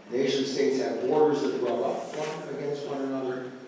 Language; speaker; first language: English; native; English